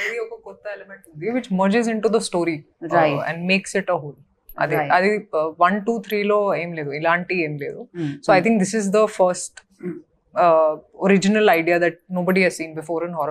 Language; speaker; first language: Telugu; non-native, fluent; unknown